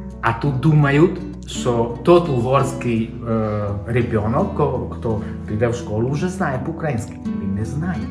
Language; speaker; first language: Ukrainian; non-native, local second language; Hungarian